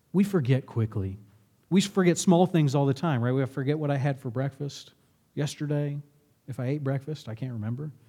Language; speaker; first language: English; native; English